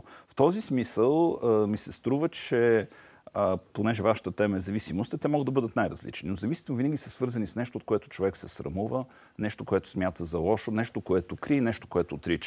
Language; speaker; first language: Bulgarian; native; Bulgarian